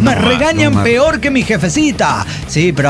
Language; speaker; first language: Spanish; native; Spanish